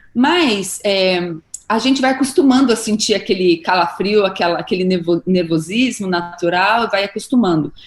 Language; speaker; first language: Portuguese; native; Portuguese